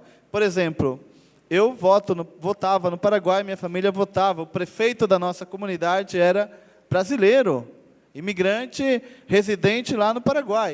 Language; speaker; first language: Portuguese; early bilingual, heritage; Portuguese